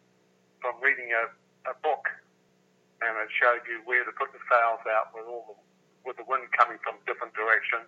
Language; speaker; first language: English; native; English